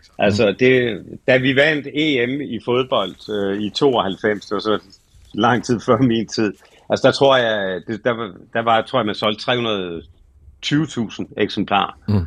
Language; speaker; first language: Danish; native; Danish